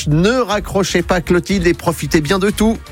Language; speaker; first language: French; native; French